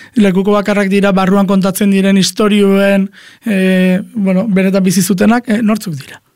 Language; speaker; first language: Basque; native; Basque